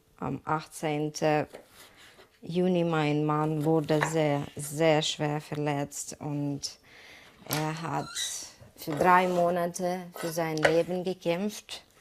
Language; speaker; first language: German; non-native, learner; Ukrainian